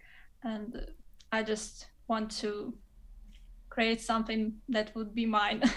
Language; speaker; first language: English; non-native, fluent; Russian